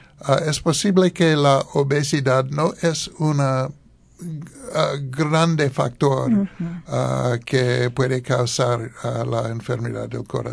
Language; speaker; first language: Spanish; non-native, learner; English